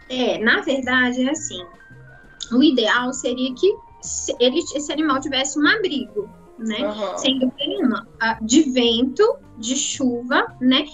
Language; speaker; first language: Portuguese; native; Portuguese